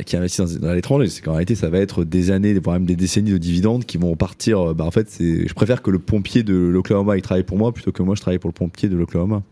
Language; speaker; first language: French; native; French